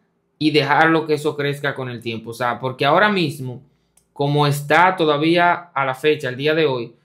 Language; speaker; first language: Spanish; native; Spanish